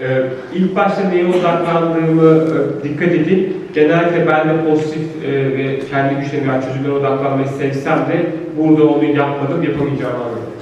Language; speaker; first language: Turkish; native; Turkish